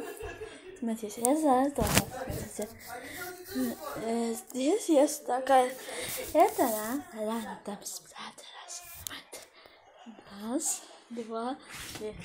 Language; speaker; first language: Russian; non-native, local second language; Polish